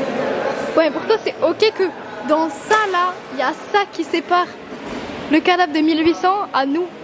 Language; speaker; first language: French; native; French